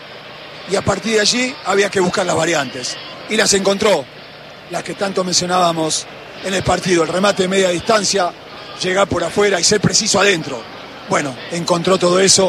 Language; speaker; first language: Spanish; native; Spanish